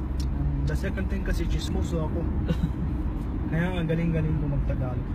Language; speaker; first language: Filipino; non-native, fluent; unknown